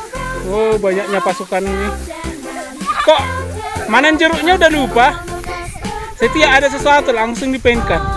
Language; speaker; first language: Indonesian; non-native, local second language; Batak Toba